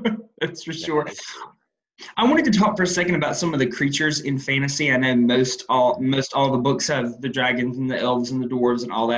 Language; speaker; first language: English; native; English